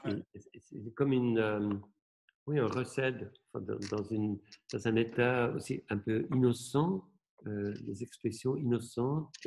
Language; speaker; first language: French; non-native, local second language; German